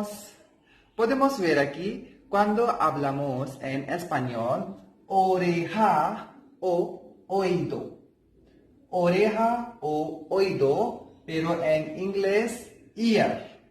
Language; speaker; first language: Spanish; non-native, fluent; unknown